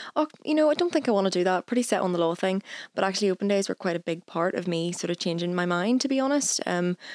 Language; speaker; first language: English; native; English